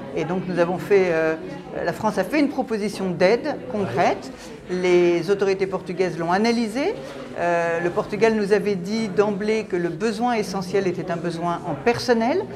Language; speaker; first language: French; native; French